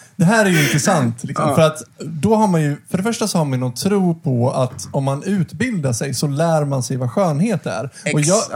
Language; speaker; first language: Swedish; native; Swedish